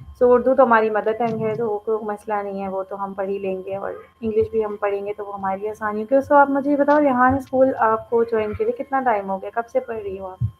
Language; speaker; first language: Urdu; native; Urdu